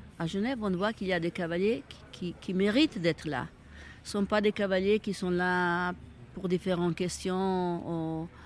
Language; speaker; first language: French; non-native, fluent; Italian